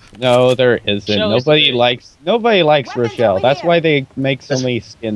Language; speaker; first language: English; native; English